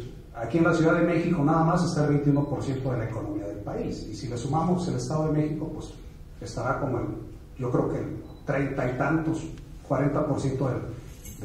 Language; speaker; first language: Spanish; native; Spanish